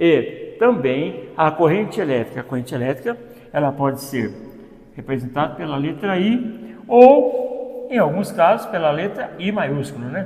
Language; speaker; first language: Portuguese; native; Portuguese